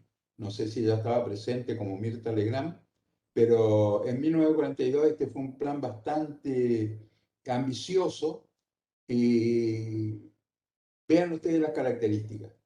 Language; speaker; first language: Spanish; native; Spanish